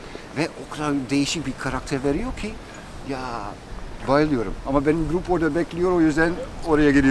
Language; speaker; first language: Turkish; non-native, fluent; Dutch